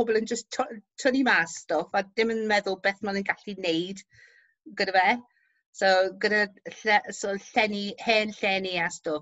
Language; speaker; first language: Welsh; non-native, local second language; English